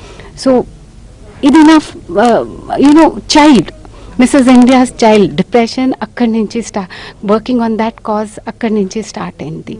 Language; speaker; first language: Telugu; non-native, local second language; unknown